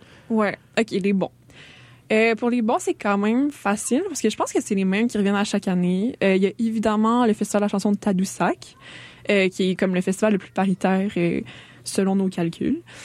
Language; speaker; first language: French; native; French